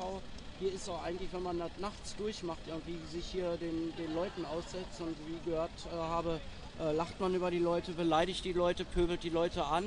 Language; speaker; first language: German; native; German